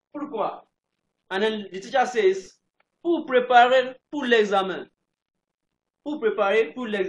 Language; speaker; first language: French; non-native, fluent; English